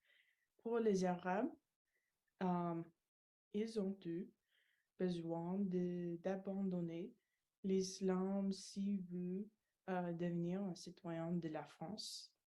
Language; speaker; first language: French; non-native, learner; English